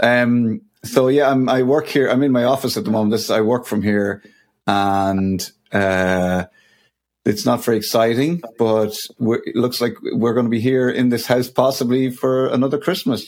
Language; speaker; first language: English; native; English